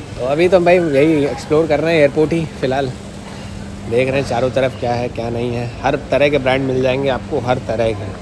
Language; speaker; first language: Hindi; native; Hindi